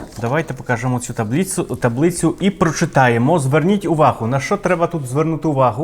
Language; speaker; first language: Ukrainian; non-native, fluent; Polish